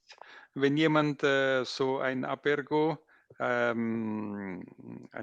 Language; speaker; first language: German; non-native, local second language; French